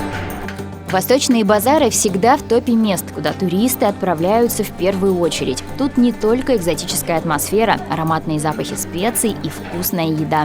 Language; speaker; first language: Russian; native; Russian